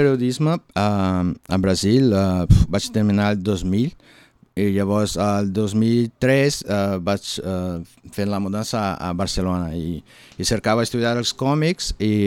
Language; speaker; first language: Catalan; non-native, learner; Portuguese